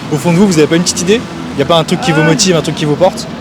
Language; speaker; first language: French; native; French